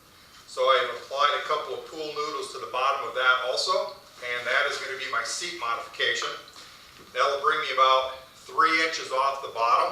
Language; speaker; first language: English; native; English